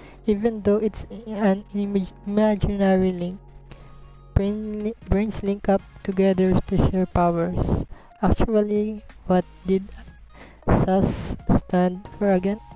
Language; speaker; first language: English; non-native, local second language; Filipino